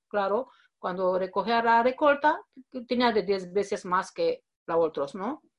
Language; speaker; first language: Spanish; non-native, fluent; Romanian